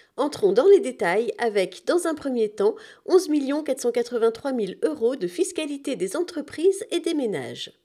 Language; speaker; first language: French; native; French